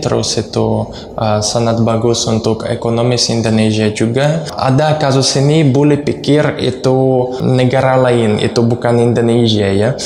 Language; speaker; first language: Indonesian; non-native, learner; Russian